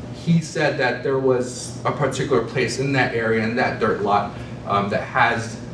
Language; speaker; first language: English; native; English